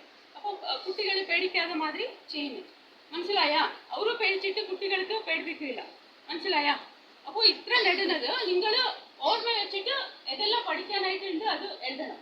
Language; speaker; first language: Malayalam; non-native, learner; Kannada